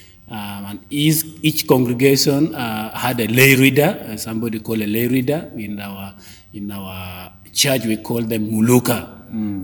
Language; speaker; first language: English; non-native, local second language; Acoli